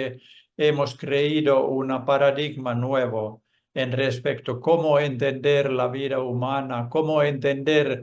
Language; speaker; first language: Spanish; non-native, fluent; Finnish